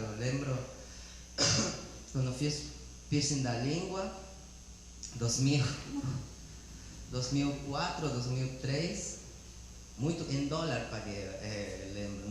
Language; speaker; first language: Portuguese; non-native, learner; Spanish